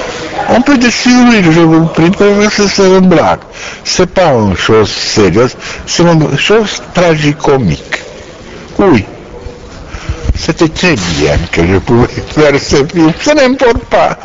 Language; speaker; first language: French; non-native, learner; Romanian